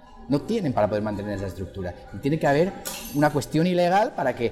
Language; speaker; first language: Spanish; native; Spanish